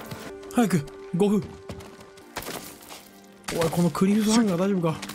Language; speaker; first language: Japanese; native; Japanese